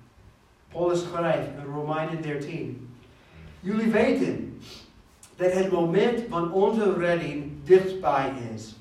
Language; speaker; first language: Dutch; non-native, fluent; English